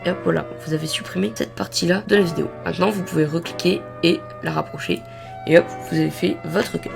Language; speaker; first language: French; native; French